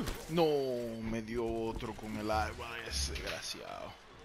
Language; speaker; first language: Spanish; native; Spanish